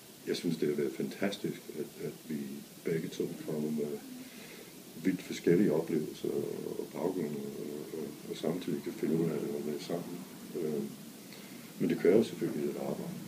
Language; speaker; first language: Danish; non-native, fluent; English